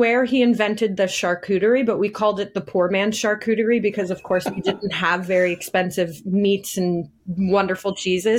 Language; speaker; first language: English; native; English